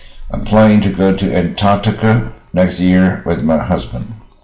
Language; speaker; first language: English; non-native, fluent; Chinese